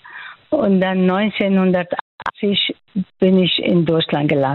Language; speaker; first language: German; non-native, fluent; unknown